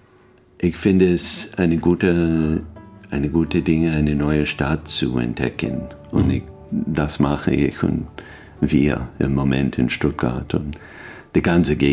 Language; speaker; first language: German; non-native, learner; English